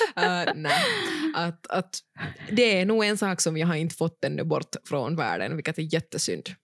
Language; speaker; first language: Swedish; native; Swedish